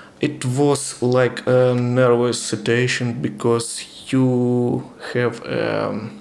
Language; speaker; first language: English; non-native, learner; Ukrainian